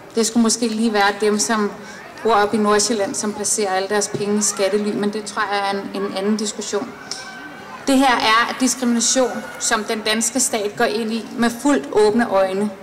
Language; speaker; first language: Danish; native; Danish